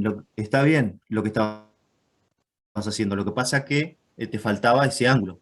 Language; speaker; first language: Spanish; native; Spanish